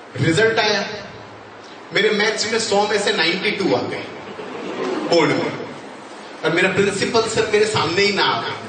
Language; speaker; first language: Hindi; native; Hindi